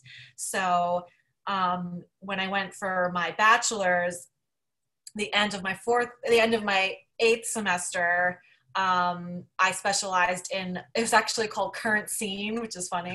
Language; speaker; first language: English; native; English